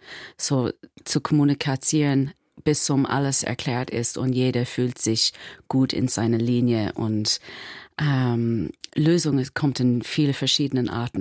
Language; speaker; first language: German; non-native, learner; English